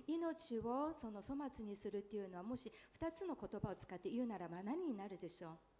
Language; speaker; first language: Japanese; non-native, fluent; Chinese